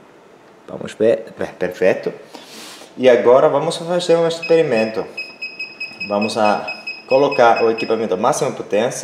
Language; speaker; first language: Portuguese; non-native, learner; Spanish